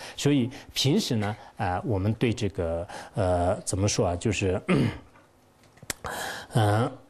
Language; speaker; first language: Chinese; non-native, local second language; Tibetan